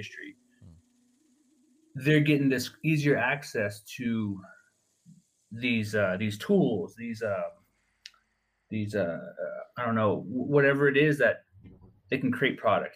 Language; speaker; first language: English; native; English